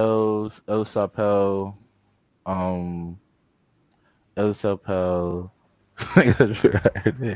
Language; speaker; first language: French; non-native, learner; English